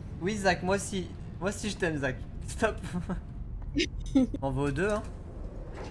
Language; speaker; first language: French; native; French